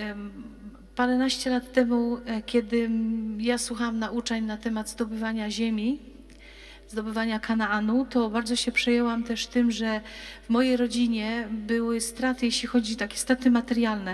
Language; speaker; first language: Polish; native; Polish